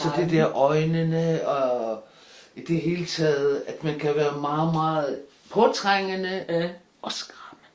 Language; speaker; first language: Danish; non-native, local second language; Kalaallisut